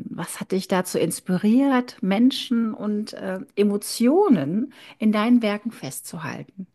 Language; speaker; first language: German; native; German